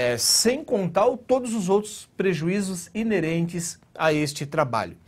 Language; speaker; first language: Portuguese; native; Portuguese